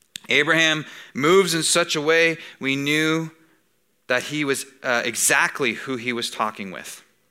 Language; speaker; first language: English; native; English